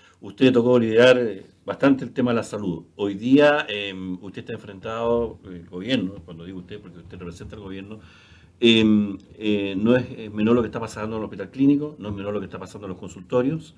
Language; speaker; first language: Spanish; native; Spanish